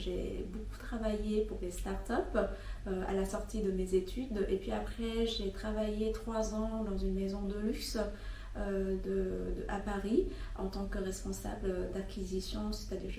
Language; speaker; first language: French; non-native, fluent; Vietnamese